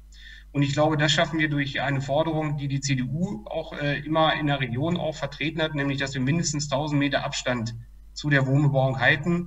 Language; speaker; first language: German; native; German